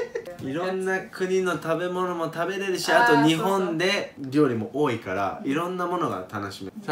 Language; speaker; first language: Japanese; native; Japanese